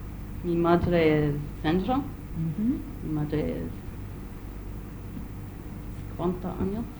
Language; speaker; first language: Spanish; non-native, learner; English